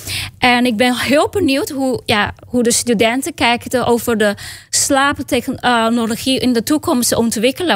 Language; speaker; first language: Dutch; non-native, fluent; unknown